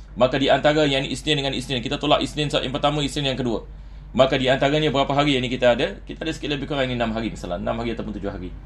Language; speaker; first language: Malay; native; Malay